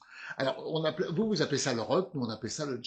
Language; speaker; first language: French; native; French